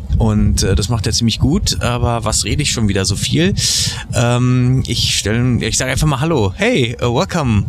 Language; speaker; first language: German; native; German